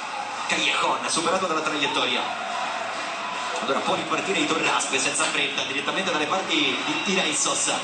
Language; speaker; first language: Italian; native; Italian